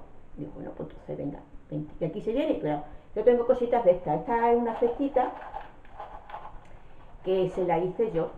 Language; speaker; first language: Spanish; native; Spanish